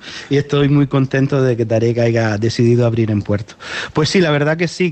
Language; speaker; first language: Spanish; native; Spanish